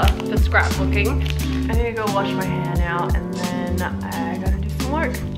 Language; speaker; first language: English; native; English